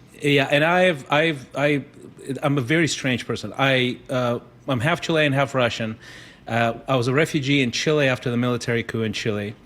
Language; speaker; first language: English; non-native, fluent; Spanish